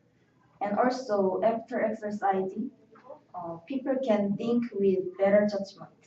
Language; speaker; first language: English; non-native, learner; Korean